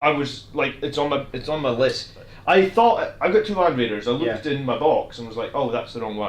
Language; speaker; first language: English; native; English